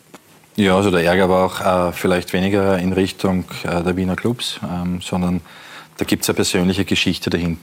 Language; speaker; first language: German; native; German